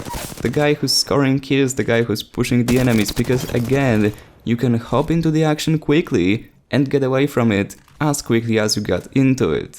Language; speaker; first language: English; non-native, fluent; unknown